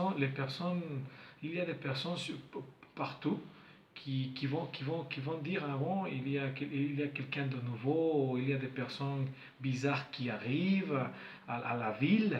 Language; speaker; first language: French; non-native, fluent; Spanish